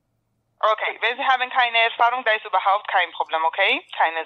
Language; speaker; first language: German; non-native, learner; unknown